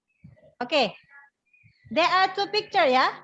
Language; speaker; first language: English; non-native, learner; Indonesian